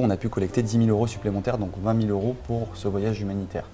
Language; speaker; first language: French; native; French